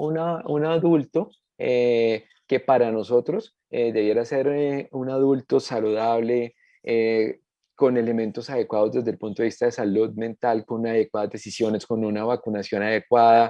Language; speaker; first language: Spanish; native; Spanish